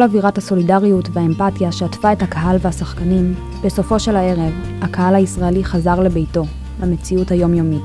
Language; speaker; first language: Hebrew; native; Hebrew